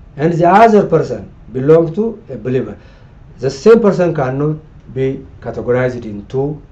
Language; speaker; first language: English; non-native, local second language; Amharic